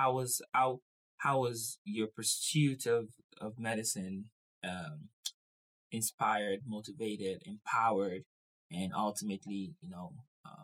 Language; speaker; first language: English; non-native, local second language; Yoruba